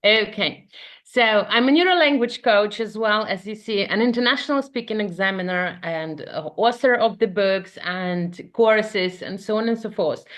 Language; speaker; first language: English; non-native, fluent; Ukrainian